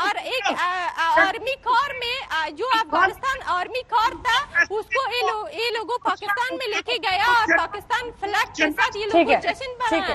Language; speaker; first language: Hindi; non-native, fluent; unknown